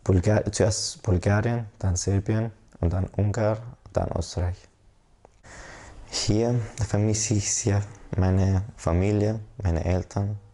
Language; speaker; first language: German; non-native, learner; Persian